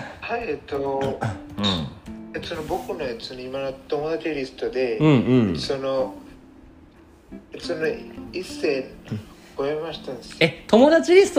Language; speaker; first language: Japanese; non-native, learner; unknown